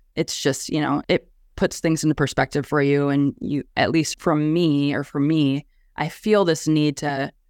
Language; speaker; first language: English; native; English